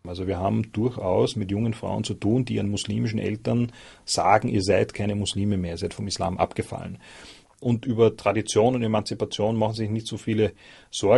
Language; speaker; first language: German; native; German